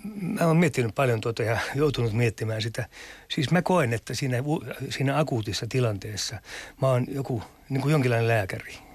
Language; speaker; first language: Finnish; native; Finnish